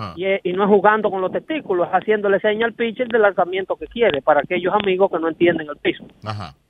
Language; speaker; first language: Spanish; native; Spanish